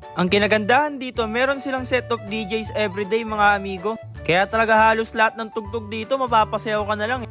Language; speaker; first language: Filipino; native; Filipino